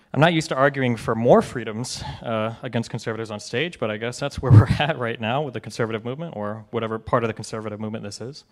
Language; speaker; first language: English; native; English